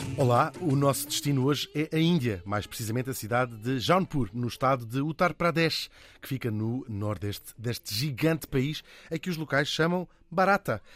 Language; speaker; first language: Portuguese; native; Portuguese